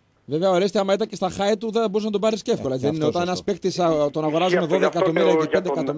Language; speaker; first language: Greek; native; Greek